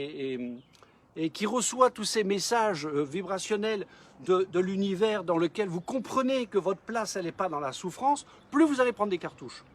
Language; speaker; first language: French; native; French